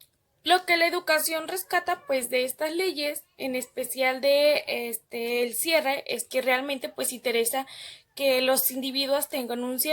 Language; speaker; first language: Spanish; native; Spanish